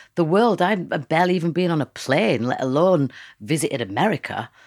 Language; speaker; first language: English; native; English